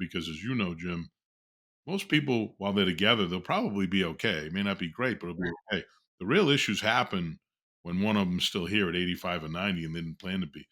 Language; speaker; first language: English; native; English